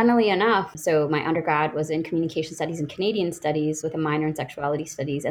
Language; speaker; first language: English; non-native, local second language; Bangla